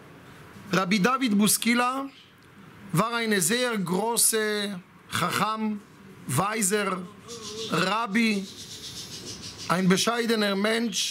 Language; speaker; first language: German; non-native, fluent; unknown